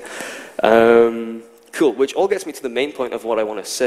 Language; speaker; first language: English; native; English